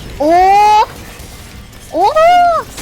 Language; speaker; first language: Korean; non-native, learner; Japanese